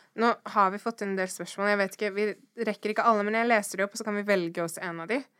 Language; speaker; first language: Norwegian; early bilingual, other home language; English